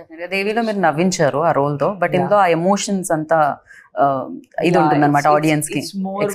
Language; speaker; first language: Telugu; native; Telugu